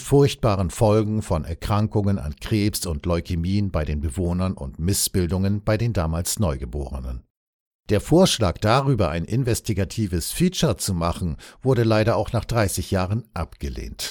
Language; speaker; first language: German; native; German